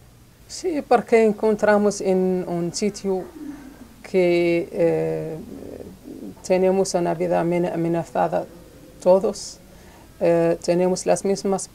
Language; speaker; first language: Spanish; non-native, local second language; Arabic